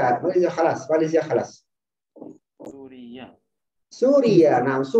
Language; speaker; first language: Arabic; non-native, fluent; Indonesian